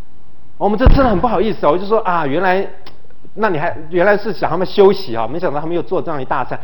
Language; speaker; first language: Chinese; native; Chinese